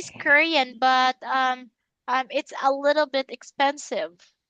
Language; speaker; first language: English; non-native, local second language; Filipino